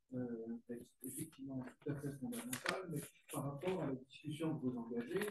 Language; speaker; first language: French; native; French